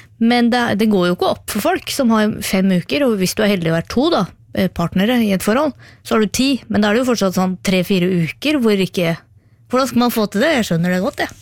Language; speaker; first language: Norwegian; native; Norwegian